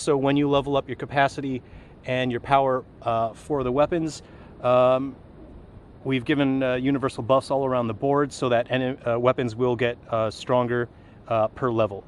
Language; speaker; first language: English; native; English